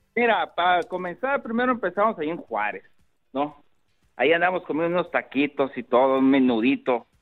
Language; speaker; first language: Spanish; native; Spanish